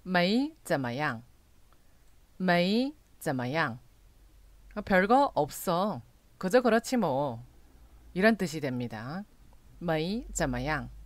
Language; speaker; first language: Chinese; non-native, fluent; Korean